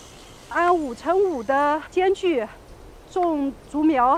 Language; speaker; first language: Chinese; native; Chinese